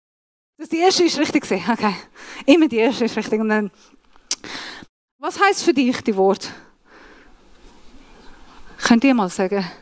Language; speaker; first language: German; non-native, fluent; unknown